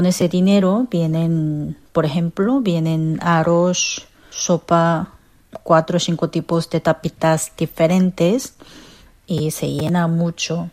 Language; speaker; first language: Spanish; non-native, fluent; Korean